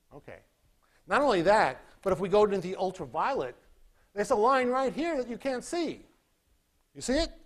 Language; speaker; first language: English; native; English